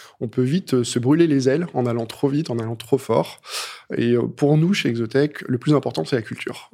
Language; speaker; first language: French; native; French